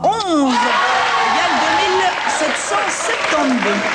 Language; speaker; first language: French; native; French